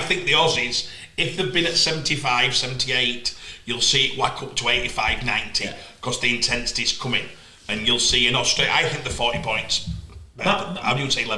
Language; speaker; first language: English; native; English